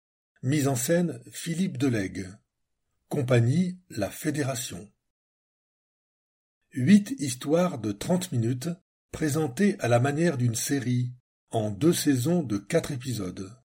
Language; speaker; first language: French; native; French